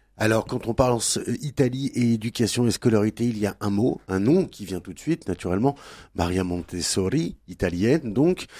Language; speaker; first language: French; native; French